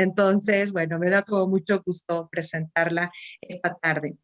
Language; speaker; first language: Spanish; native; Spanish